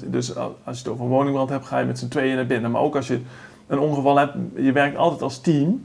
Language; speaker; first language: Dutch; native; Dutch